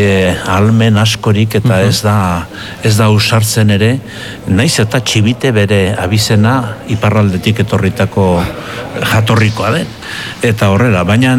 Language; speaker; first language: Basque; native; Basque